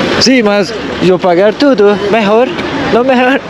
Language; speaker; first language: Spanish; non-native, learner; Turkish